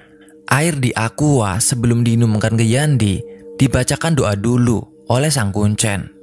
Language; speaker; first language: Indonesian; native; Indonesian